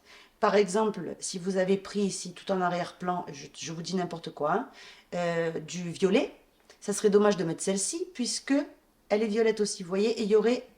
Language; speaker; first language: French; native; French